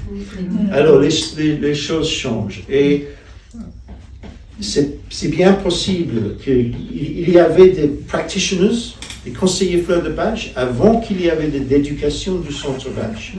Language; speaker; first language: French; non-native, fluent; English